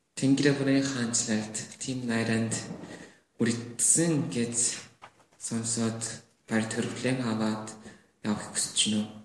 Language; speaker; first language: Mongolian; non-native, fluent; Korean